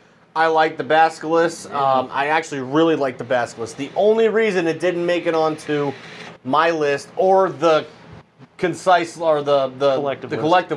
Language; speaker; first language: English; native; English